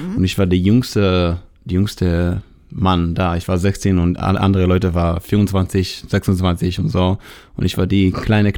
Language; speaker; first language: German; non-native, learner; Hebrew